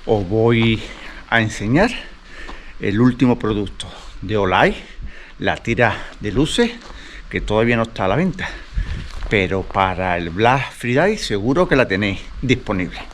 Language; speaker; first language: Spanish; native; Spanish